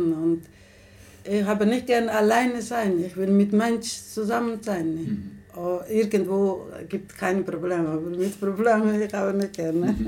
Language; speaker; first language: German; non-native, learner; Somali